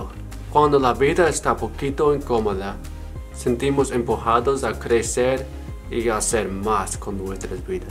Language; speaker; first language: Spanish; non-native, learner; English